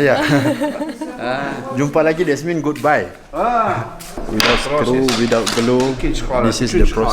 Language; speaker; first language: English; non-native, learner; Malay